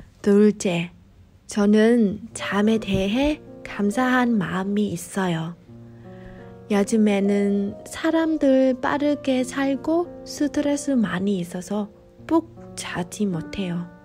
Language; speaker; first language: Korean; non-native, fluent; Vietnamese